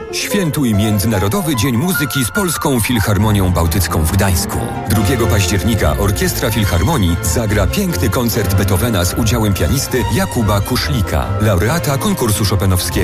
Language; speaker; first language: Polish; native; Polish